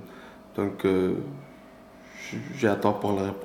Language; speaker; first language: French; non-native, learner; Persian